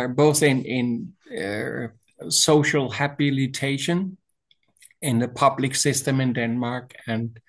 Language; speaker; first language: English; non-native, fluent; Danish